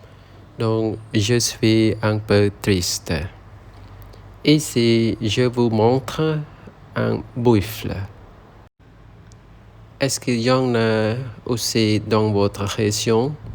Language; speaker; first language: French; non-native, learner; Khmer